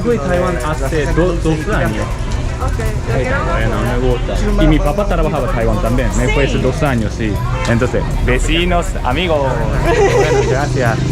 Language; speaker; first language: Spanish; non-native, learner; Japanese